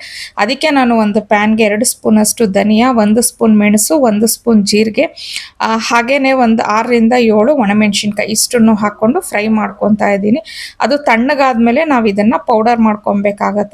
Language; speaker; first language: Kannada; native; Kannada